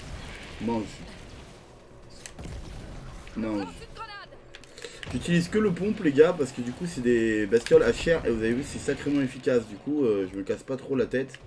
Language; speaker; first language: French; native; French